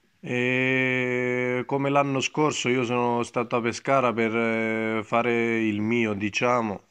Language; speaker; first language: Italian; non-native, fluent; Greek